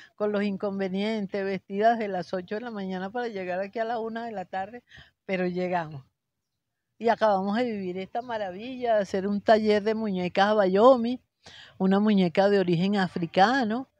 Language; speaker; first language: Spanish; native; Spanish